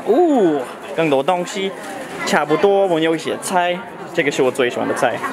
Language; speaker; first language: Chinese; non-native, learner; English